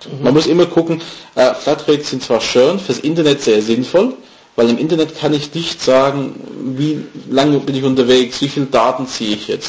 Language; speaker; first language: German; non-native, fluent; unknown